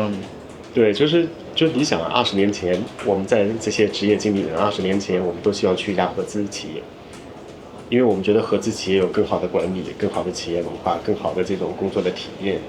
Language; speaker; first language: Chinese; native; Chinese